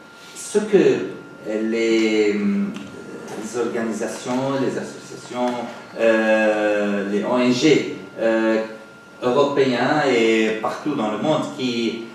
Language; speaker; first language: French; non-native, fluent; Arabic